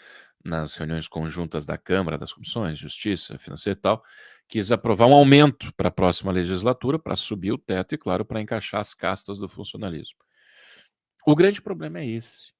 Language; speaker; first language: Portuguese; native; Portuguese